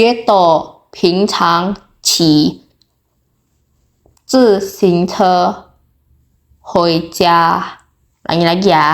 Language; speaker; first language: Chinese; non-native, fluent; Indonesian